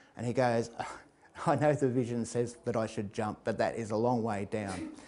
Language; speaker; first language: English; native; English